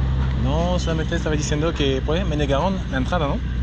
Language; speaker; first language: Spanish; non-native, fluent; French